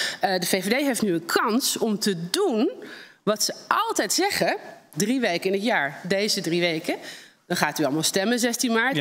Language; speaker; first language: Dutch; native; Dutch